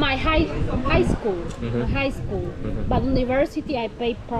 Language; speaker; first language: English; non-native, learner; Spanish